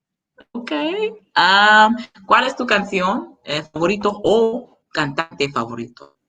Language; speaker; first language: Spanish; non-native, learner; English